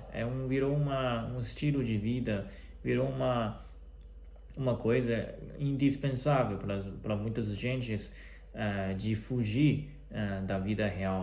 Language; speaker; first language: Portuguese; non-native, fluent; Chinese